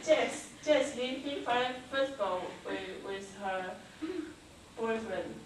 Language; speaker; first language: English; non-native, learner; Chinese